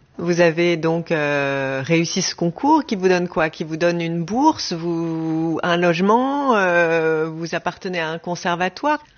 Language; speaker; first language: French; native; French